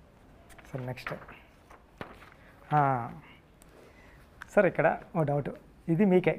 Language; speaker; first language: Telugu; native; Telugu